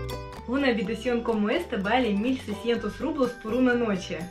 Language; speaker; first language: Spanish; non-native, fluent; Russian